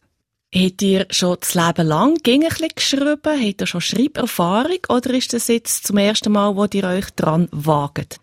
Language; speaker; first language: German; native; German